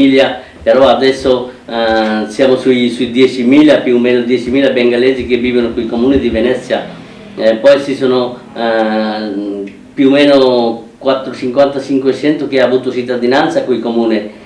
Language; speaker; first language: Italian; non-native, fluent; Bangla